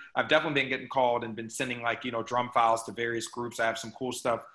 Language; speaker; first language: English; native; English